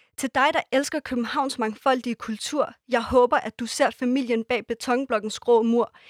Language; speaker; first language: Danish; early bilingual, other home language; Persian